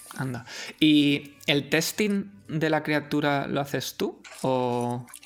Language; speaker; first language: Spanish; native; Spanish